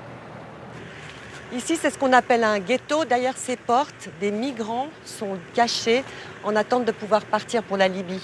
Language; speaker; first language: French; native; French